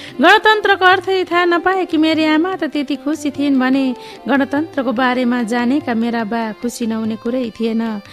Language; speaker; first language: Nepali; native; Nepali